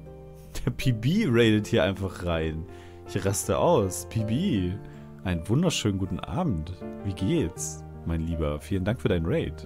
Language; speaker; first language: German; native; German